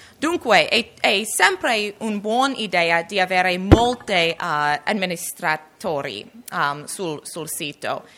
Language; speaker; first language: Italian; non-native, learner; English